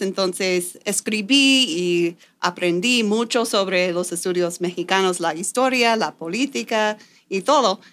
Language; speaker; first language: Spanish; non-native, fluent; English